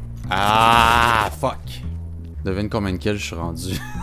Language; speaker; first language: French; native; French